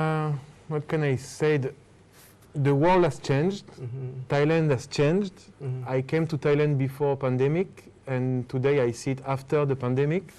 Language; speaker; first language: English; non-native, fluent; French